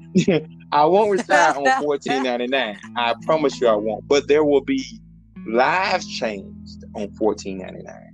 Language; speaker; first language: English; native; English